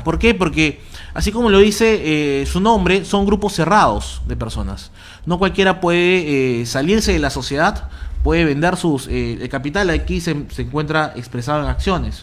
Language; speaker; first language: Spanish; native; Spanish